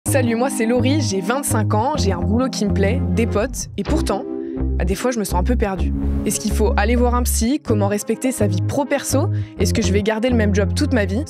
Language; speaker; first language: French; native; French